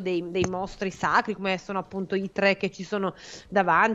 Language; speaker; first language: Italian; native; Italian